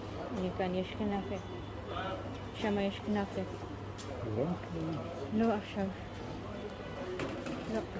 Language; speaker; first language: Hebrew; non-native, local second language; Arabic